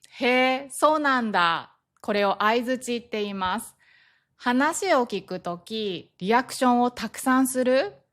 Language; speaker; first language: Japanese; native; Japanese